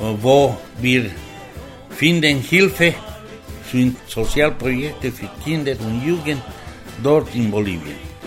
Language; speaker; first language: German; non-native, learner; Spanish